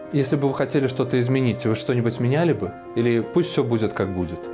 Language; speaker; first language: Russian; native; Russian